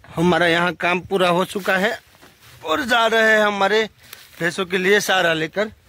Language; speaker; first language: Hindi; non-native, local second language; Gujarati